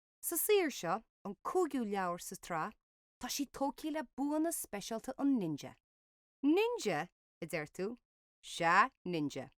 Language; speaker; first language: Irish; native; Irish